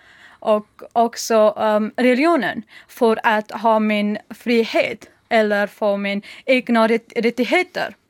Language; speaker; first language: Swedish; non-native, learner; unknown